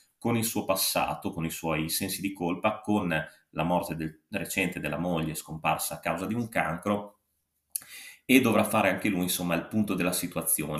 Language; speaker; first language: Italian; native; Italian